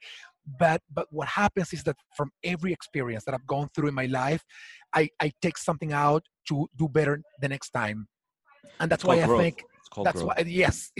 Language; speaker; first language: English; non-native, fluent; Spanish